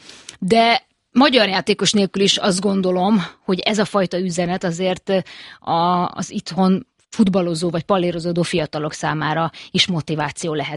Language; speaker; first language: Hungarian; native; Hungarian